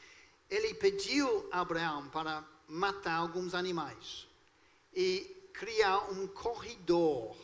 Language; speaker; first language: Portuguese; non-native, fluent; English